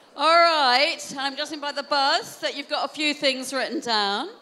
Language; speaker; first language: English; native; English